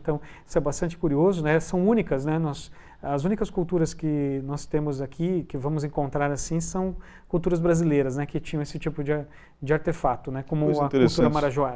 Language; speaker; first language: Portuguese; native; Portuguese